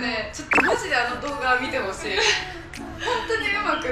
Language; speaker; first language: Japanese; native; Japanese